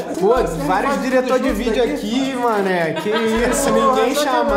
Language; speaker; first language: Portuguese; native; Portuguese